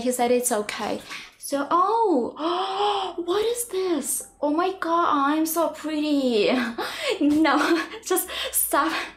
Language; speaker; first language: English; non-native, learner; Russian